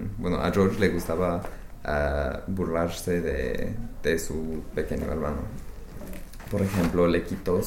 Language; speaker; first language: Spanish; non-native, learner; English